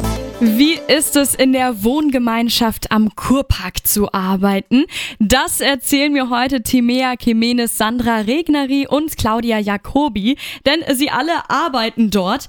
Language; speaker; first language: German; native; German